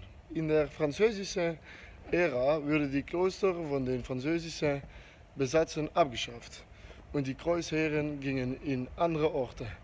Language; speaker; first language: German; non-native, learner; Dutch